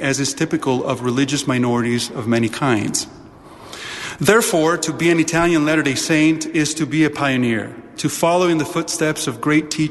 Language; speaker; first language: English; non-native, fluent; Italian